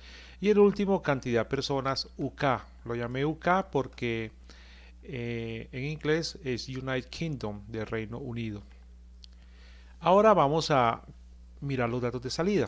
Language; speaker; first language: Spanish; native; Spanish